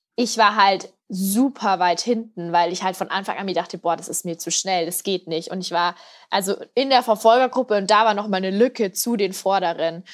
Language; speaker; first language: German; native; German